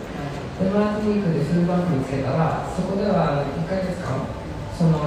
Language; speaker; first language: Japanese; early bilingual, heritage; Japanese